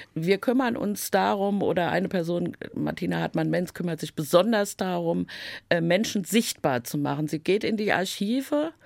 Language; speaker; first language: German; native; German